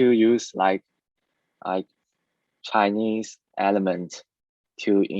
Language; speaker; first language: English; non-native, learner; Chinese